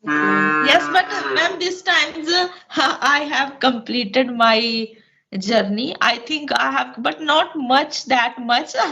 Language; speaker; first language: English; non-native, local second language; Hindi